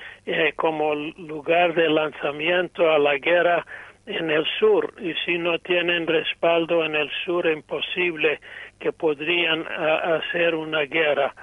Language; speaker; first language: Spanish; non-native, fluent; English